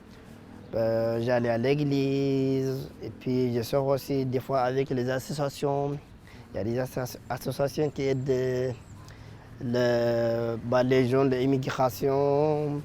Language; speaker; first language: French; non-native, fluent; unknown